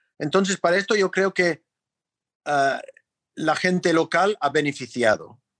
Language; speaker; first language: Spanish; non-native, fluent; English